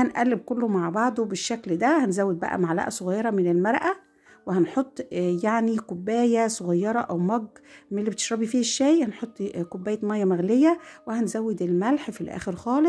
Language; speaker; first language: Arabic; native; Arabic